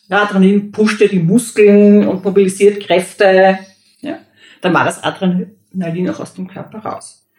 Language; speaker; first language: German; native; German